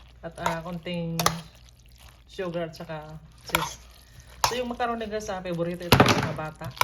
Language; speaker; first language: Filipino; native; Filipino